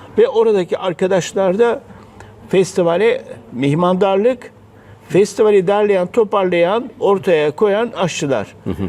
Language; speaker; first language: Turkish; native; Turkish